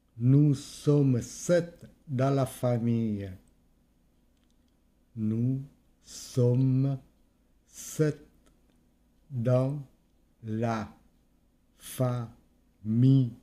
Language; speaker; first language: French; non-native, fluent; Vietnamese